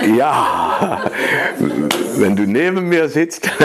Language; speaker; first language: German; non-native, fluent; Dutch